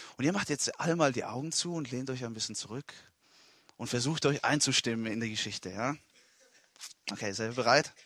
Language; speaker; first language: German; non-native, fluent; Italian